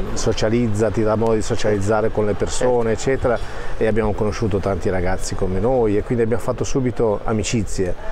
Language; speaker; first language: Italian; native; Italian